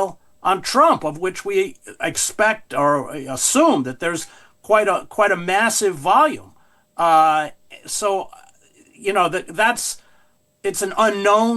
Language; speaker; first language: English; native; English